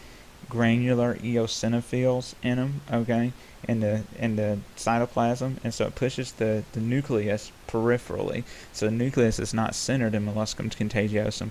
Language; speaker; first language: English; native; English